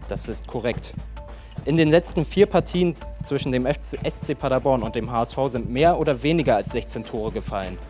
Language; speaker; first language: German; native; German